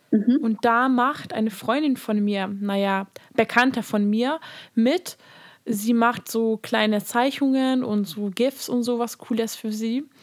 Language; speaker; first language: German; non-native, fluent; Hungarian